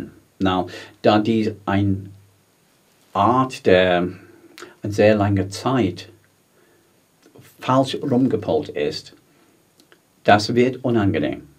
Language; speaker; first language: German; non-native, fluent; English